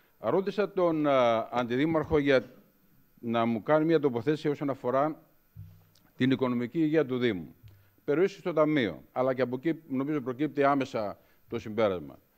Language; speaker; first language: Greek; native; Greek